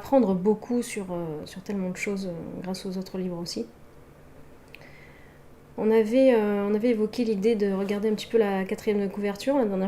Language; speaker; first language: French; native; French